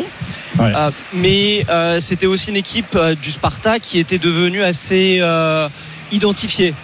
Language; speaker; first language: French; native; French